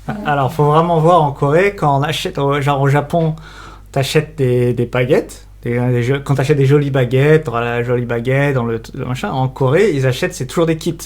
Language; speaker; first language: French; native; French